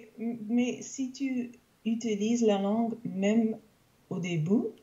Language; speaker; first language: French; non-native, local second language; English